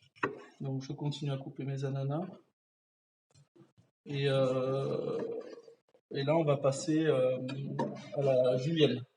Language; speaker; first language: French; native; French